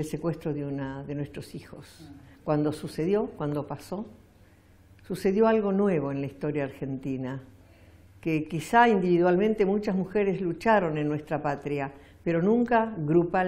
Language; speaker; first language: Spanish; native; Spanish